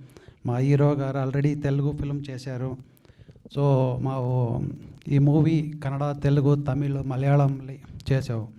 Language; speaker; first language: Telugu; non-native, learner; Kannada